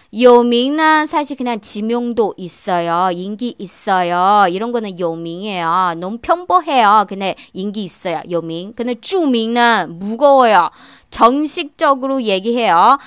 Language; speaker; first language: Korean; non-native, fluent; Chinese